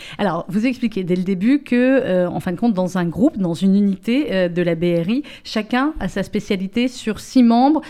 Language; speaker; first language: French; native; French